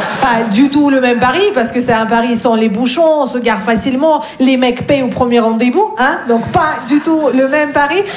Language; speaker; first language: French; non-native, fluent; Russian